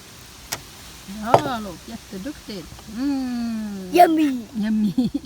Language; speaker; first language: Swedish; non-native, learner; Thai